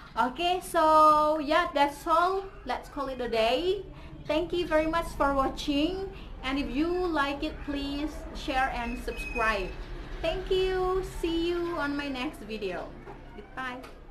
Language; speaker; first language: English; non-native, fluent; Indonesian